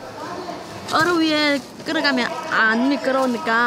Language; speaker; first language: Korean; non-native, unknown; Vietnamese